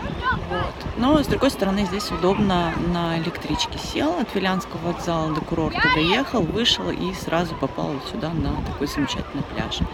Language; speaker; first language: Russian; native; Russian